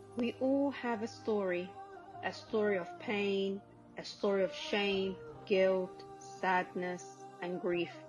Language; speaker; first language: English; early bilingual, other home language; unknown